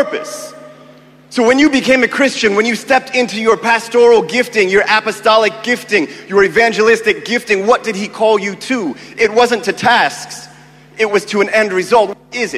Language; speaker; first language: English; native; English